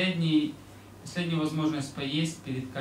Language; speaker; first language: Russian; native; Russian